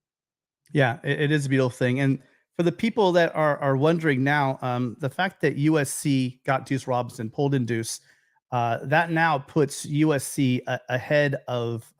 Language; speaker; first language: English; native; English